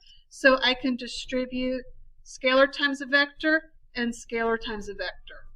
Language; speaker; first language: English; native; English